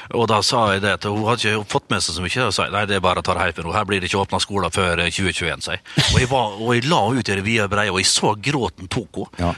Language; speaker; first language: Norwegian; native; Norwegian